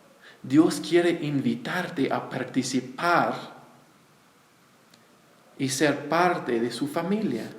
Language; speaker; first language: Spanish; non-native, fluent; English